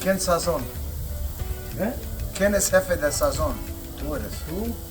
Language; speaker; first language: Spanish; non-native, learner; English